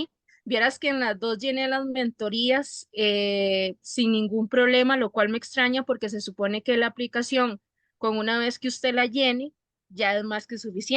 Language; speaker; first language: Spanish; native; Spanish